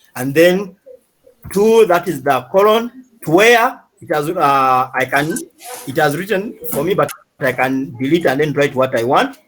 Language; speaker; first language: English; non-native, local second language; Swahili